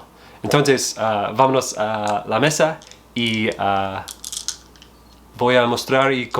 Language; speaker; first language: Spanish; non-native, learner; English